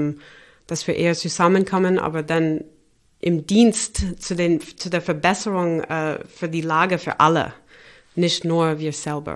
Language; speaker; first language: German; non-native, fluent; English